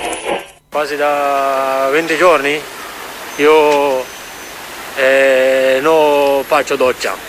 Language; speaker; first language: Italian; non-native, learner; Persian